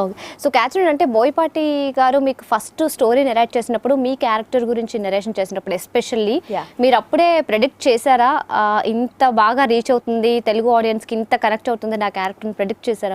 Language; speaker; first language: Telugu; native; Telugu